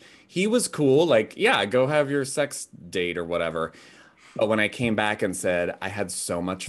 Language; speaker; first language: English; native; English